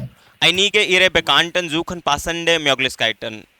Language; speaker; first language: German; non-native, fluent; Hindi